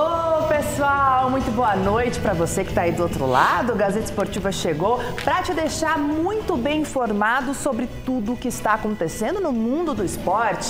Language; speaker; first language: Portuguese; native; Portuguese